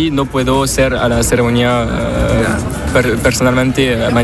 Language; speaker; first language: Spanish; non-native, learner; French